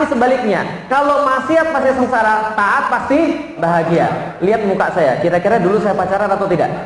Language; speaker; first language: Indonesian; native; Indonesian